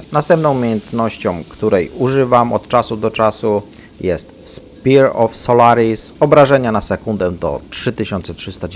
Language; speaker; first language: Polish; native; Polish